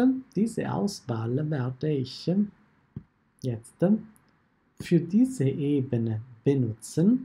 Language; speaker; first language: German; non-native, fluent; Italian